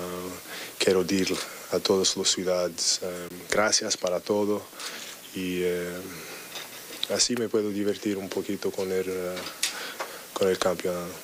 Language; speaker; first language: Spanish; non-native, learner; English